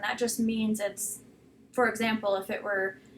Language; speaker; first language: English; native; English